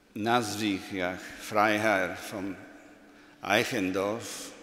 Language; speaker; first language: Polish; non-native, fluent; English